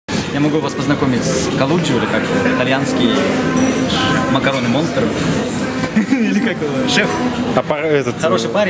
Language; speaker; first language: Russian; native; Russian